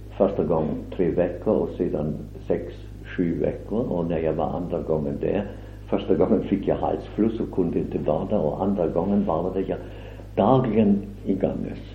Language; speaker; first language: Swedish; non-native, fluent; German